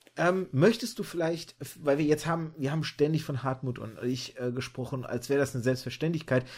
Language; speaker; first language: German; early bilingual, other home language; Russian